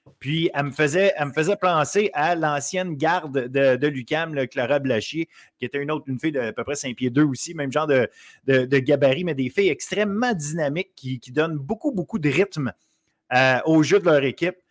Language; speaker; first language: French; native; French